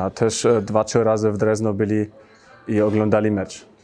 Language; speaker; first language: Polish; early bilingual, heritage; Polish